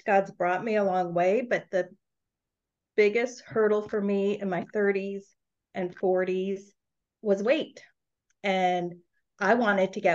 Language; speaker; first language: English; native; English